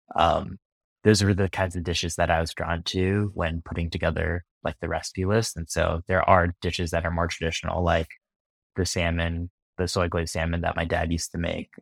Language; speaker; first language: English; native; English